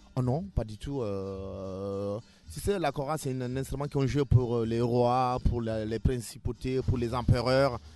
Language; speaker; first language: French; non-native, local second language; Mandingo